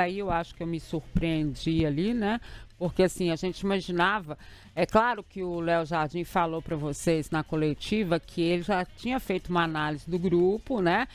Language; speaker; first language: Portuguese; native; Portuguese